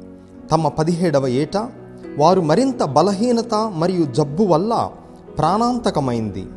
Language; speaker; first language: Telugu; native; Telugu